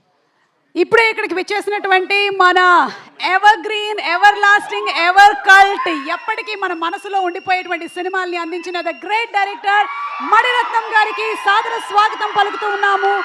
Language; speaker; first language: Telugu; native; Telugu